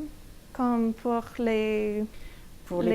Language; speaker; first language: French; non-native, learner; English